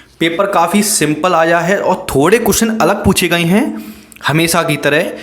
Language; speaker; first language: Hindi; native; Hindi